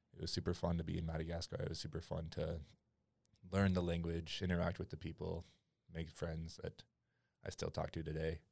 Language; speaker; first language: English; native; English